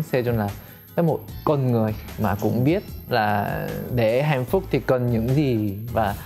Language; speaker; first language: Vietnamese; non-native, fluent; Korean